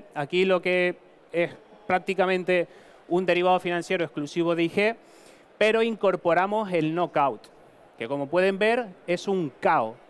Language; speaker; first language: Spanish; native; Spanish